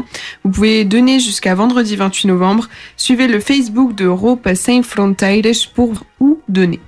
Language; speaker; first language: French; native; French